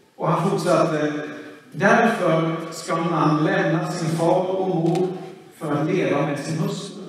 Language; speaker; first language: Swedish; non-native, fluent; Swahili